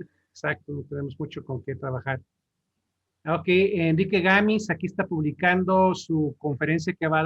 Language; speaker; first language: Spanish; native; Spanish